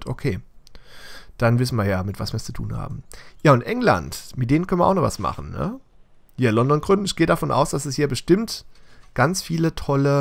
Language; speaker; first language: German; native; German